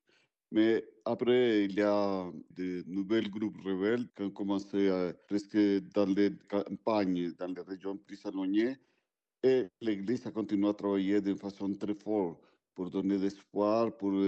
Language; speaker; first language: French; non-native, fluent; Spanish